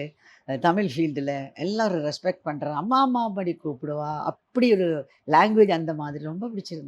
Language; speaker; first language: Tamil; non-native, learner; Malayalam